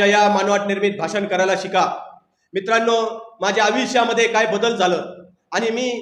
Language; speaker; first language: Marathi; non-native, local second language; Urdu